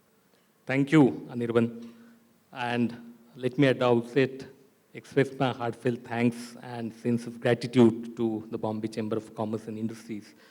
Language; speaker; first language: English; non-native, local second language; Marathi